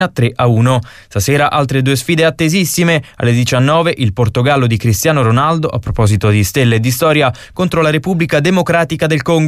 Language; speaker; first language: Italian; native; Italian